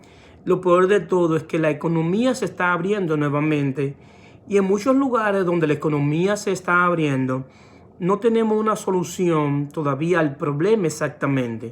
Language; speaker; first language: Spanish; native; Spanish